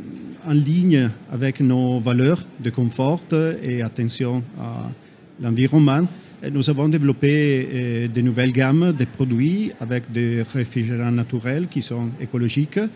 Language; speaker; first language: French; non-native, fluent; Italian